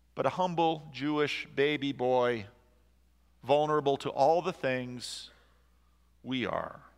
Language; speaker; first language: English; native; English